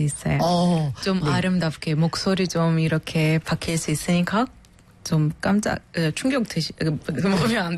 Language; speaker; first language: Korean; non-native, fluent; Arabic